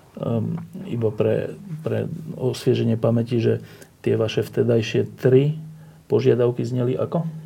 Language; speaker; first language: Slovak; native; Slovak